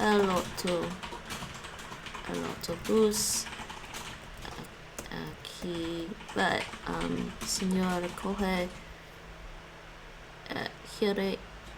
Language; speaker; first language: Spanish; non-native, learner; English